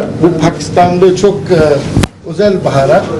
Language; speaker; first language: Turkish; non-native, learner; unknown